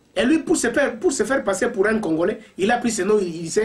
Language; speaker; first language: French; non-native, local second language; Swahili